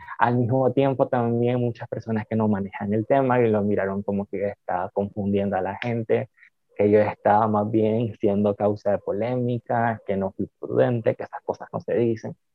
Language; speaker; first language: Spanish; native; Spanish